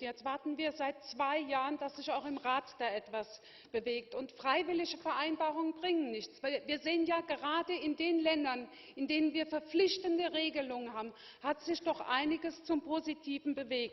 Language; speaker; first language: German; native; German